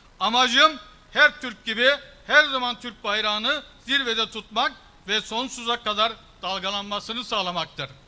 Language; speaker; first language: Turkish; early bilingual, heritage; Turkish